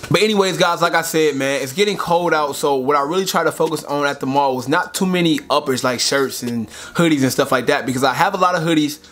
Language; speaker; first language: English; native; English